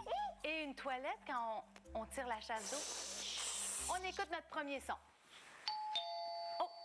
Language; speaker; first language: French; native; French